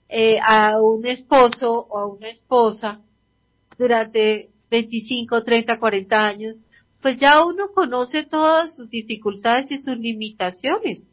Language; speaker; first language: Spanish; native; Spanish